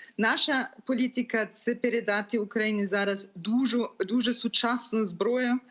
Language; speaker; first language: Ukrainian; non-native, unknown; German